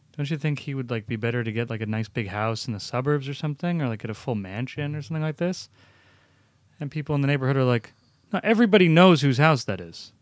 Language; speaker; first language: English; early bilingual, other home language; Italian